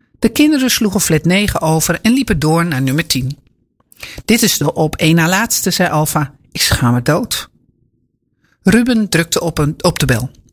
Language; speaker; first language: Dutch; native; Dutch